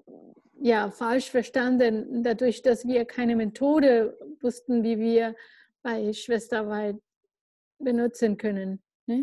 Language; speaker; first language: German; non-native, learner; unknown